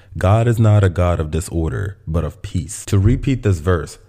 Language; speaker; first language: English; non-native, local second language; Igbo